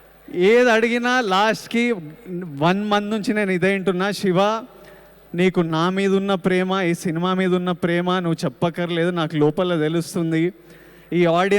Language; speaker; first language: Telugu; native; Telugu